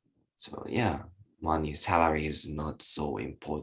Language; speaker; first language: English; non-native, learner; Japanese